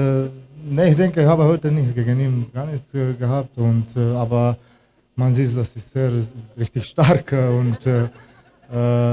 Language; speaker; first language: German; non-native, learner; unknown